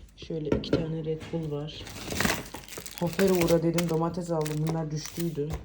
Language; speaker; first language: Turkish; early bilingual, heritage; Turkish